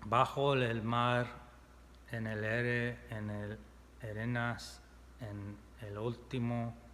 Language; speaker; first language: Spanish; non-native, learner; English